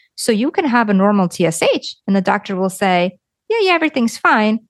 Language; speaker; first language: English; early bilingual, other home language; Lithuanian